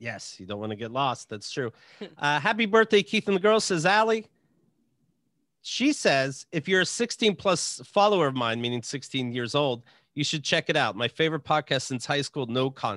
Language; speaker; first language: English; native; English